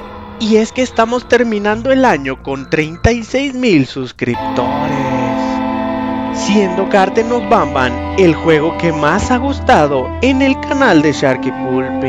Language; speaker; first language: Spanish; native; Spanish